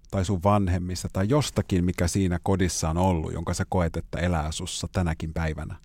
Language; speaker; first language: Finnish; native; Finnish